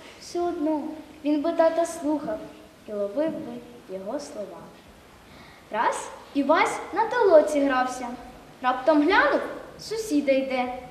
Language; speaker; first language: Ukrainian; native; Ukrainian